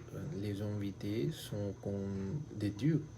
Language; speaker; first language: French; non-native, learner; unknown